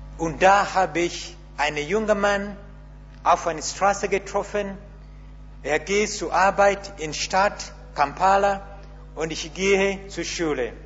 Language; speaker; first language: German; non-native, learner; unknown